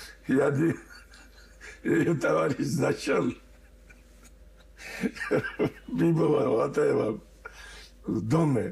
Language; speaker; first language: Russian; non-native, learner; Georgian